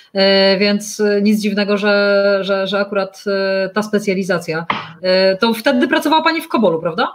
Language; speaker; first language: Polish; native; Polish